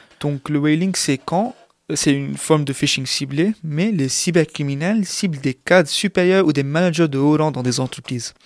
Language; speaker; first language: French; non-native, local second language; Arabic